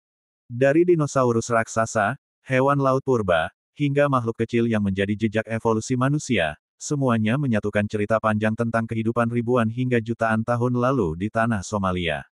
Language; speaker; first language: Indonesian; native; Indonesian